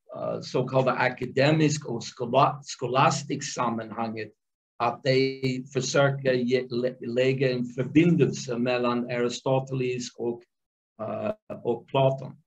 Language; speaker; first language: Swedish; non-native, fluent; English